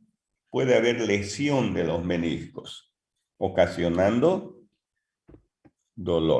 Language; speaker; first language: Spanish; native; Spanish